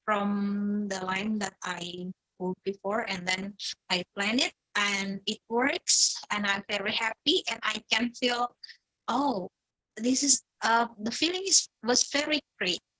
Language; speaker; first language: English; non-native, fluent; Indonesian